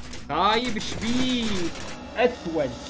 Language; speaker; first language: Arabic; native; Arabic